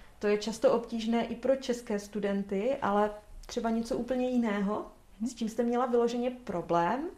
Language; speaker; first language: Czech; native; Czech